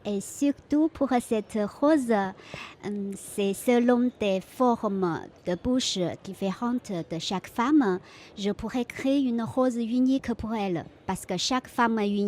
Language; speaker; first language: French; non-native, fluent; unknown